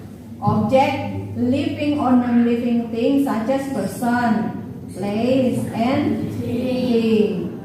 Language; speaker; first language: English; non-native, learner; Indonesian